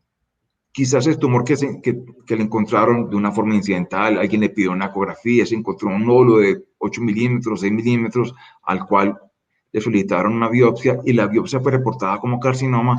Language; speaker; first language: Spanish; native; Spanish